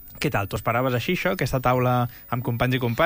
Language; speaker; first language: Catalan; native; Catalan